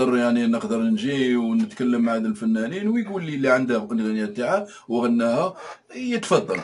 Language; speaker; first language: Arabic; native; Arabic